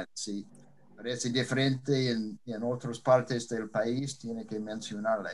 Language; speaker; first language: Spanish; non-native, fluent; English